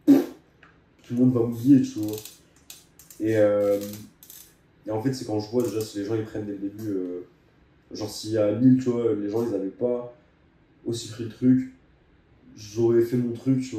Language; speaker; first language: French; native; French